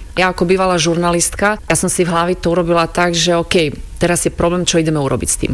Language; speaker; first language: Slovak; non-native, fluent; Croatian